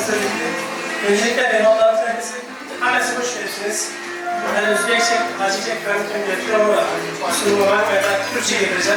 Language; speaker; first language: Turkish; non-native, learner; Uzbek